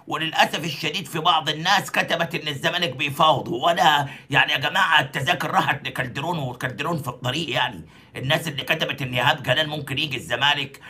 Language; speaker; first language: Arabic; native; Arabic